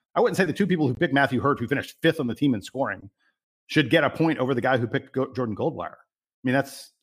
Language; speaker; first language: English; native; English